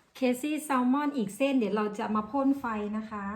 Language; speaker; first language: Thai; non-native, local second language; Northeastern Thai